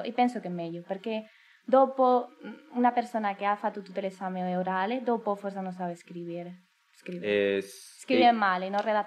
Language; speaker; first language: Italian; non-native, learner; Spanish